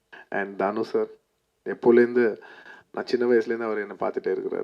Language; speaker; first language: Tamil; non-native, local second language; Telugu